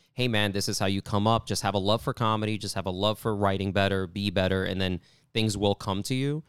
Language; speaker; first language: English; native; English